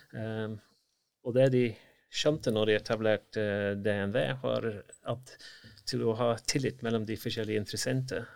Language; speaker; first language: Norwegian; non-native, fluent; English